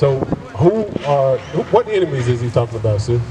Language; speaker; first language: English; native; English